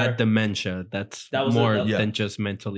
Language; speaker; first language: English; native; English